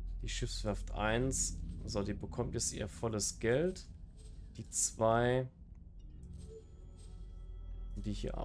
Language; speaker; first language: German; native; German